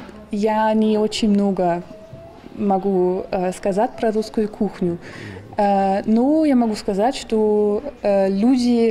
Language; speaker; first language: Russian; non-native, fluent; German